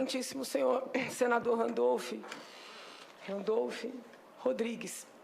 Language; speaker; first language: Portuguese; native; Portuguese